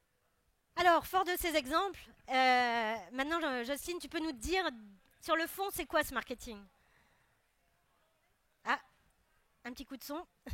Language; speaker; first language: French; native; French